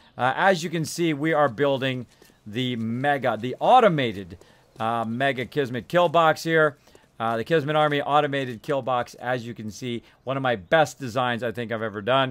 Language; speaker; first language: English; native; English